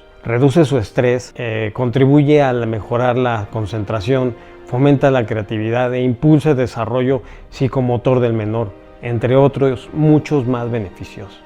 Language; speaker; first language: Spanish; native; Spanish